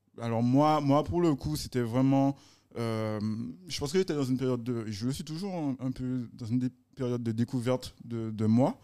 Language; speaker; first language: French; native; French